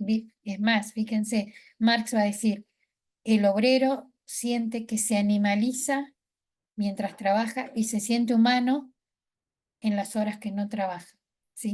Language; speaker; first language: Spanish; native; Spanish